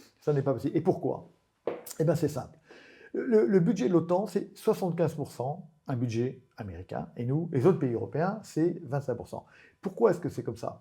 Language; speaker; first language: French; native; French